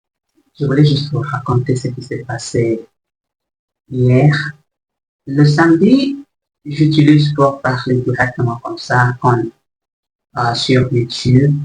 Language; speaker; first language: French; non-native, learner; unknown